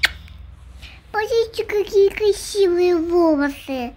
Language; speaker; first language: Russian; early bilingual, heritage; Russian